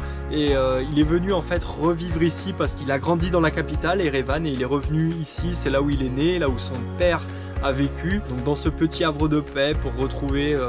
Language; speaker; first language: French; native; French